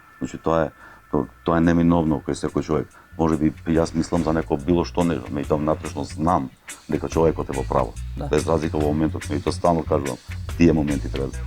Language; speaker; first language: Macedonian; non-native, local second language; Albanian